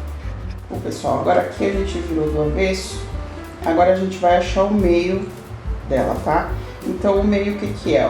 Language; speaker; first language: Portuguese; native; Portuguese